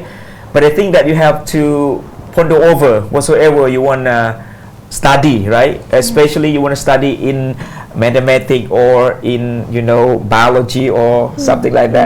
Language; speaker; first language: English; non-native, fluent; Pattani Malay